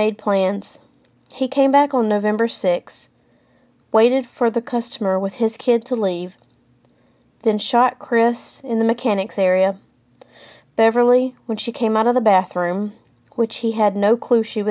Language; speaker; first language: English; native; English